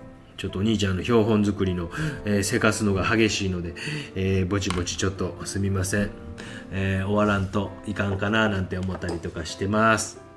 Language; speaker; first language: Japanese; native; Japanese